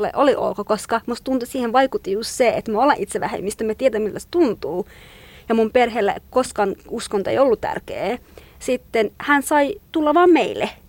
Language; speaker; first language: Finnish; non-native, fluent; Kurdish